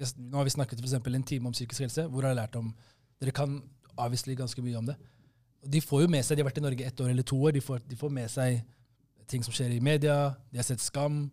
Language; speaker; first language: Norwegian; early bilingual, other home language; Somali